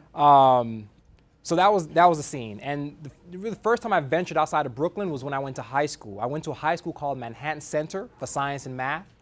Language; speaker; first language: English; native; English